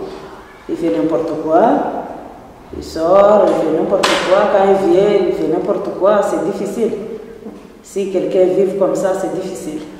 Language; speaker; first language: French; non-native, fluent; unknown